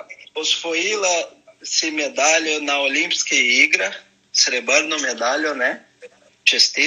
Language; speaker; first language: Slovenian; non-native, learner; Portuguese